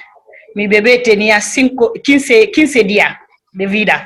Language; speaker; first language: Spanish; non-native, learner; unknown